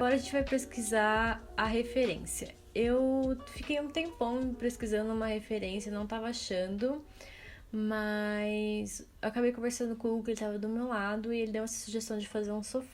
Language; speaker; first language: Portuguese; native; Portuguese